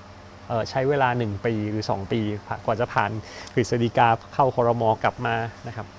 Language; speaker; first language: Thai; native; Thai